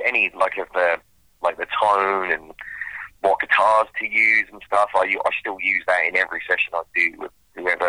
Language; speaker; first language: English; native; English